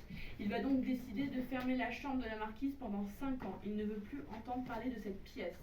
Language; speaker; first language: French; native; French